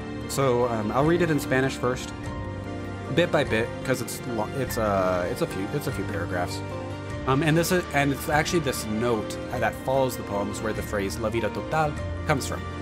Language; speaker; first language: English; native; English